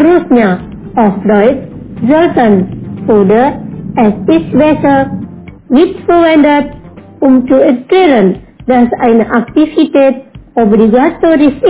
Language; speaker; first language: German; non-native, fluent; Indonesian